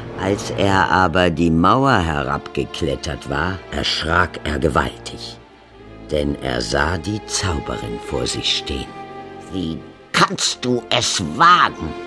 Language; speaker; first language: German; native; German